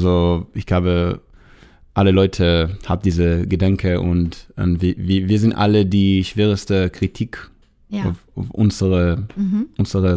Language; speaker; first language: German; non-native, learner; Hebrew